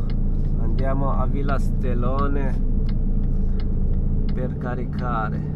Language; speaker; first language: Italian; non-native, fluent; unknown